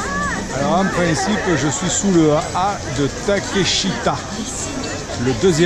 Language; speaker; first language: French; native; French